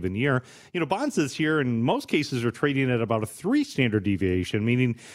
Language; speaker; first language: English; native; English